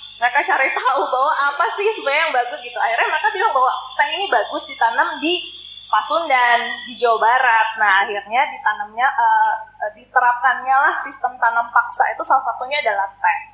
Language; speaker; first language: Indonesian; native; Indonesian